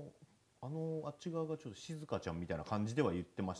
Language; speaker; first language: Japanese; native; Japanese